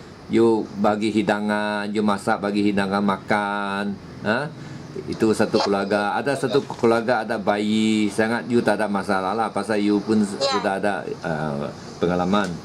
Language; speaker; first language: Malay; non-native, local second language; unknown